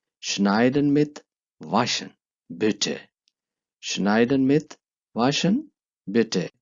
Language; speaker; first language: German; non-native, fluent; Urdu